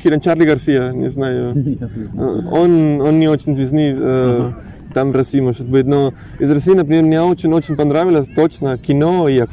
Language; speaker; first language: Russian; non-native, learner; Spanish